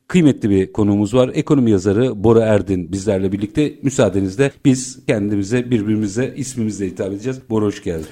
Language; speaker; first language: Turkish; native; Turkish